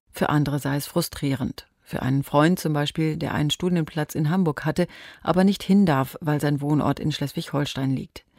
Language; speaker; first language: German; native; German